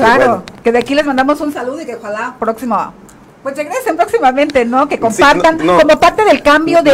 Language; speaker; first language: Spanish; native; Spanish